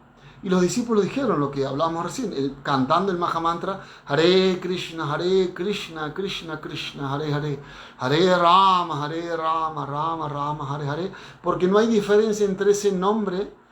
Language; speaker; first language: Spanish; native; Spanish